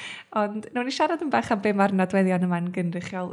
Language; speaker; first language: Welsh; native; Welsh